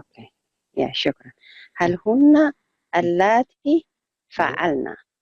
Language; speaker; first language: Arabic; non-native, learner; Tigrinya